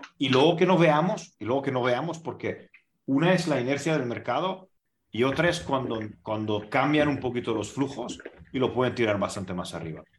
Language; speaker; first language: Spanish; non-native, fluent; Hungarian